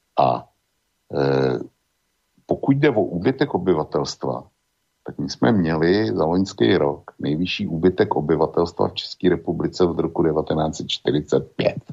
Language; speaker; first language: Czech; native; Czech